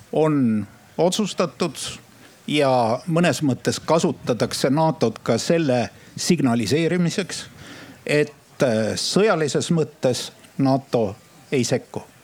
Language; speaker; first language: Estonian; native; Estonian